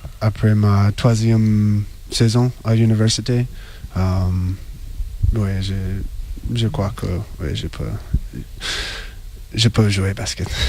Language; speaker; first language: French; non-native, learner; English